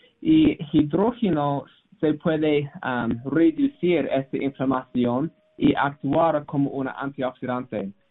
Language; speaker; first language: Spanish; non-native, learner; English